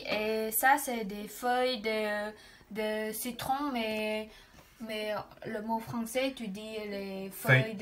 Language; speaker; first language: French; non-native, learner; Khmer